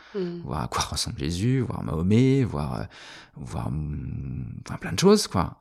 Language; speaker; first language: French; native; French